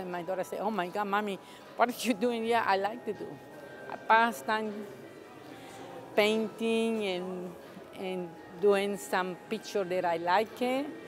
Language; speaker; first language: English; non-native, learner; Spanish